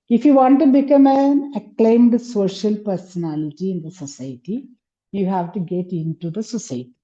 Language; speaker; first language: English; non-native, local second language; Malayalam